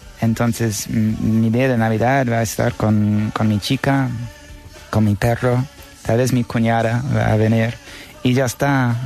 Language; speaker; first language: Spanish; non-native, fluent; English